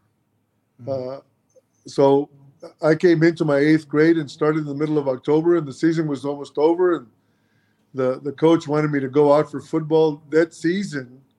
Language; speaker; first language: English; early bilingual, other home language; Spanish